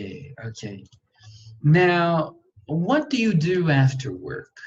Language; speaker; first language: English; non-native, fluent; Portuguese